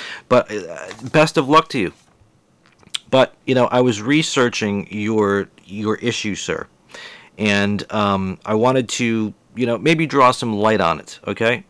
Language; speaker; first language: English; native; English